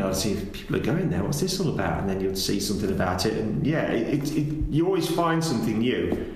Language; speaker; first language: English; native; English